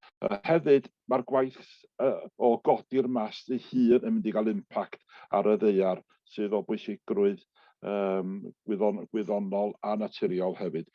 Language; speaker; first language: Welsh; native; Welsh